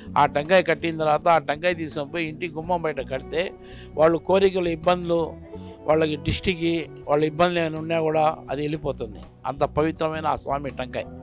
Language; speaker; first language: Telugu; non-native, local second language; Urdu